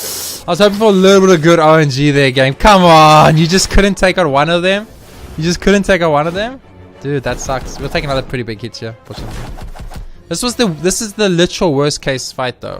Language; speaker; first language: English; native; English